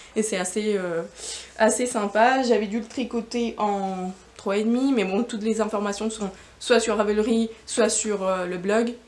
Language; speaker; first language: French; non-native, fluent; Spanish